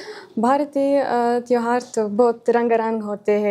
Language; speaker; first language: Hindi; non-native, fluent; Ukrainian